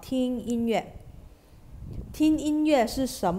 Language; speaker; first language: Chinese; non-native, fluent; Malay